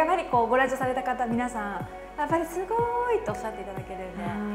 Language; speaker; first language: Japanese; native; Japanese